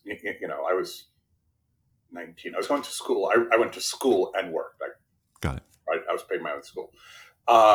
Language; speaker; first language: English; early bilingual, other home language; Spanish